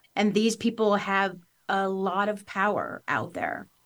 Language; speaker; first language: English; native; English